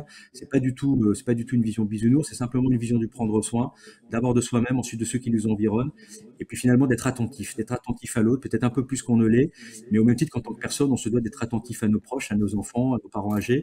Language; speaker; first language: French; native; French